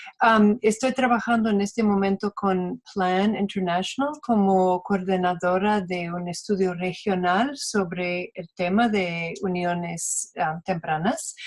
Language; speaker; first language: Spanish; non-native, fluent; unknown